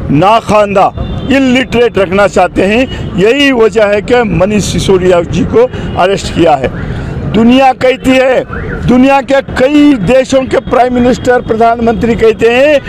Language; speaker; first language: Hindi; non-native, local second language; Urdu